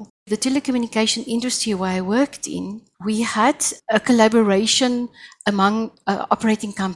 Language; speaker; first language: English; non-native, local second language; Afrikaans